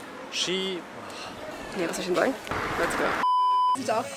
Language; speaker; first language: German; native; German